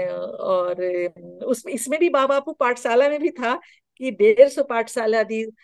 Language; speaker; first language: Hindi; native; Hindi